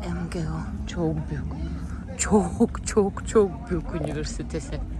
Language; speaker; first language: Turkish; non-native, local second language; Russian